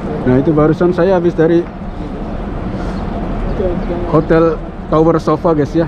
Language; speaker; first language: Indonesian; non-native, local second language; Javanese